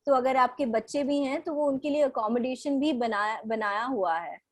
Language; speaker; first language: Hindi; native; Hindi